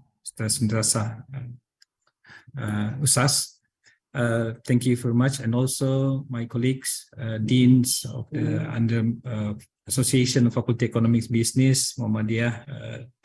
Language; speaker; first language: English; non-native, learner; Indonesian